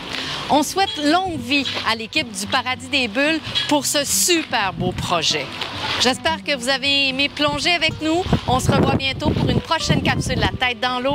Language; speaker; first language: French; native; French